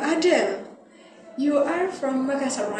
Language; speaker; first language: English; non-native, learner; Indonesian